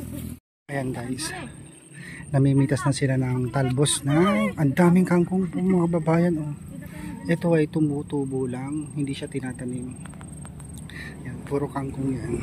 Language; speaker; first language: Filipino; native; Filipino